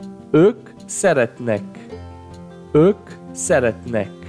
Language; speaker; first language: Hungarian; non-native, learner; Portuguese